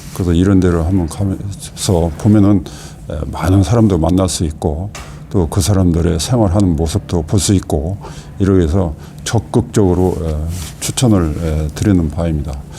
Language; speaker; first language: Korean; native; Korean